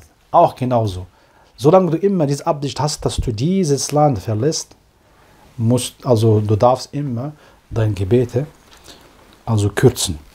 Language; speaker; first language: German; non-native, fluent; Arabic